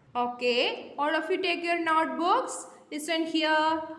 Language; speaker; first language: English; non-native, local second language; Malayalam